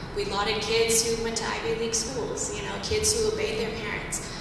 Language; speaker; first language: English; native; English